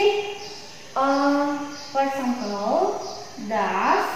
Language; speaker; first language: English; non-native, learner; Indonesian